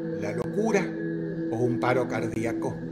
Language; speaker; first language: Spanish; native; Spanish